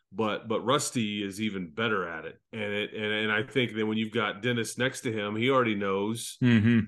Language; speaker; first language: English; native; English